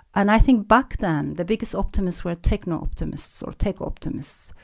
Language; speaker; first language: English; non-native, fluent; Turkish